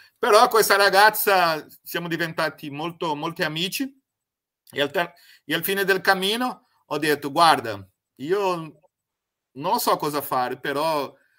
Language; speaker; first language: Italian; non-native, fluent; Portuguese